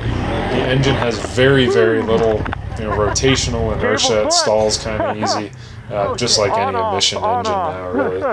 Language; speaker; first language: English; native; English